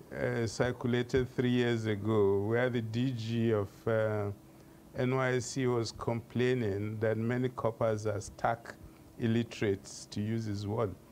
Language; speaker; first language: English; non-native, local second language; Hausa